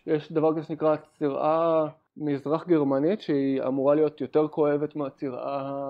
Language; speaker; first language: Hebrew; native; Hebrew